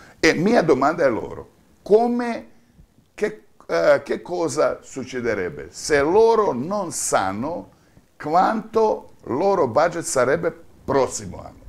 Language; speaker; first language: Italian; non-native, fluent; Croatian